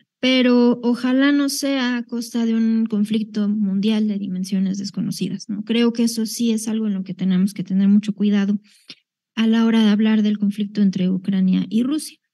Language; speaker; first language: Spanish; native; Spanish